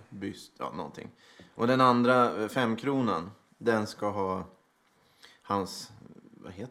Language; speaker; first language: Swedish; native; Swedish